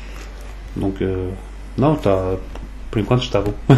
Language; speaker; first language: Portuguese; early bilingual, other home language; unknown